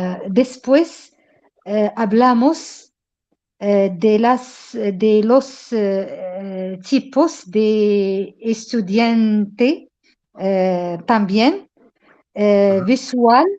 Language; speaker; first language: Spanish; non-native, learner; Arabic